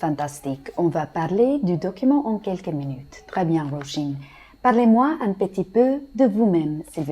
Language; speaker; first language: French; non-native, fluent; English